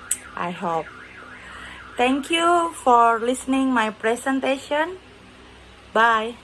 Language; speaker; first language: English; non-native, learner; Indonesian